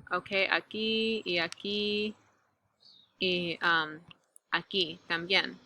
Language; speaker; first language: Spanish; non-native, learner; English